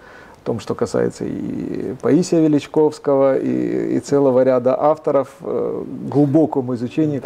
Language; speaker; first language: Russian; native; Russian